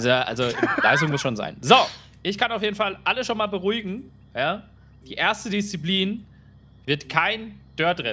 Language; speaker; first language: German; native; German